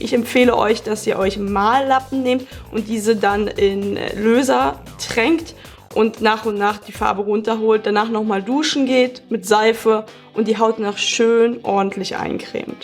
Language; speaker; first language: German; native; German